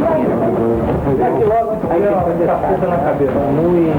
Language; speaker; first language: Spanish; non-native, learner; Portuguese